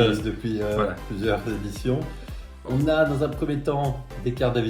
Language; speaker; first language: French; native; French